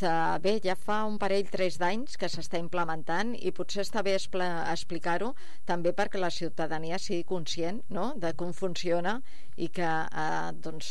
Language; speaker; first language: Catalan; native; Catalan